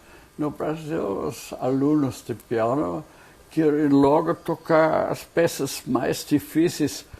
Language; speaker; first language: Portuguese; non-native, fluent; German